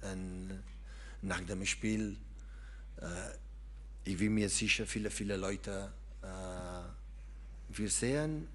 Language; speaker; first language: German; non-native, learner; Catalan